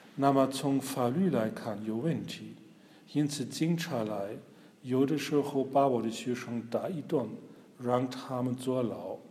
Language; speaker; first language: Chinese; non-native, fluent; German